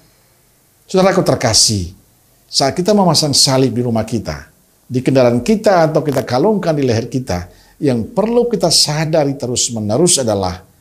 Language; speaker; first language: Indonesian; native; Indonesian